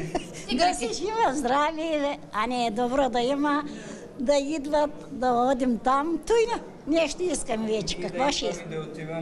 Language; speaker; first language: Bulgarian; non-native, local second language; Turkish